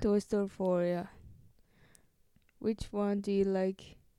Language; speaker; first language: English; non-native, learner; Japanese